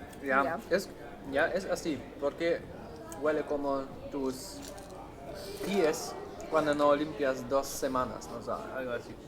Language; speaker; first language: Spanish; non-native, learner; German